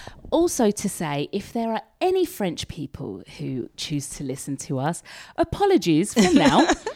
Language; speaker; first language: English; native; English